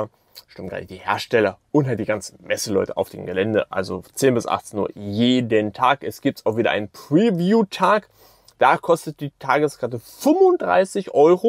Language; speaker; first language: German; native; German